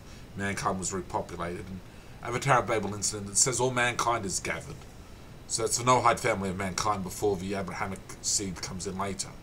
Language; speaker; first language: English; native; English